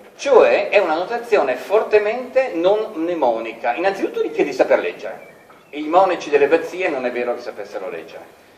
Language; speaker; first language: Italian; native; Italian